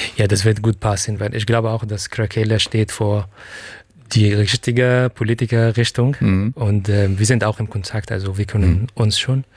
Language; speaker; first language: German; non-native, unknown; Arabic